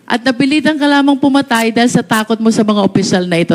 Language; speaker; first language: Filipino; native; Filipino